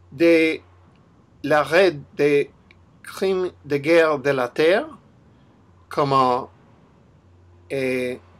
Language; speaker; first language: French; non-native, learner; English